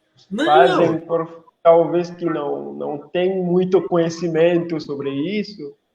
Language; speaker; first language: Portuguese; non-native, local second language; Haitian Creole